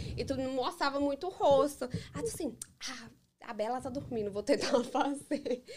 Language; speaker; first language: Portuguese; early bilingual, heritage; English